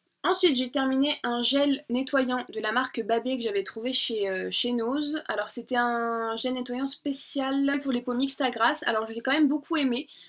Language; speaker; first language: French; native; French